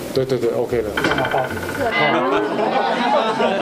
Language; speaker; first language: Chinese; native; Chinese